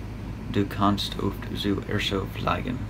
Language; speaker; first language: German; non-native, learner; English